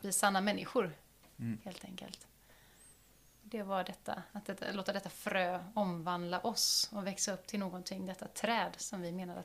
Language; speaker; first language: Swedish; native; Swedish